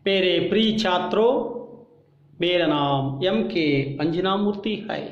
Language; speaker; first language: Hindi; non-native, local second language; Kannada